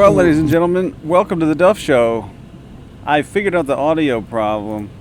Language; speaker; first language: English; native; English